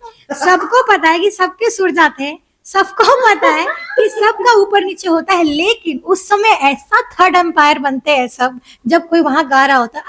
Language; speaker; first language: Hindi; native; Hindi